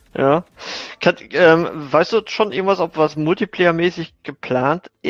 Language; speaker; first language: German; native; German